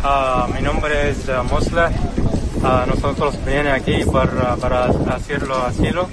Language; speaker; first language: Spanish; non-native, learner; Arabic